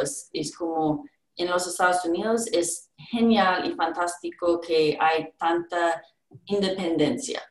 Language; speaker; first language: Spanish; non-native, learner; English